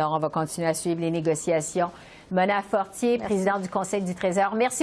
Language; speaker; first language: French; native; French